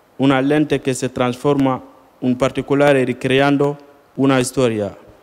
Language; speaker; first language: Italian; non-native, learner; Wolof